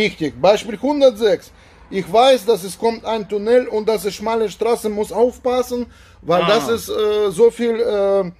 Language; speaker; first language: German; non-native, learner; Russian